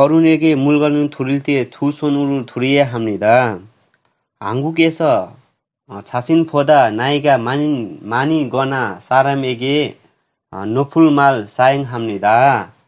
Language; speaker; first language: Korean; non-native, learner; Nepali